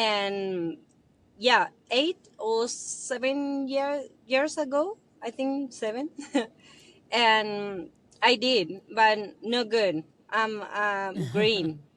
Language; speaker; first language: English; non-native, learner; Spanish